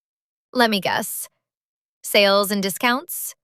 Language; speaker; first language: English; native; English